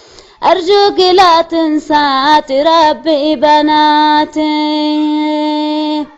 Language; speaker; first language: Arabic; native; Arabic